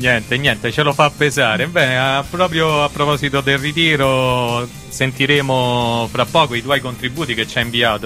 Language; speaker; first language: Italian; native; Italian